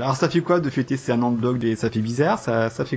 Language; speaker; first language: French; native; French